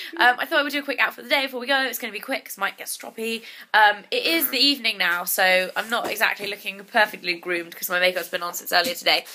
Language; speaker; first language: English; native; English